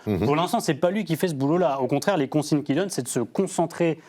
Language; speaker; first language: French; native; French